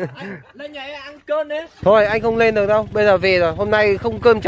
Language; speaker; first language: Vietnamese; native; Vietnamese